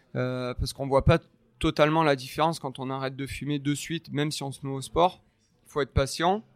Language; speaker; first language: French; native; French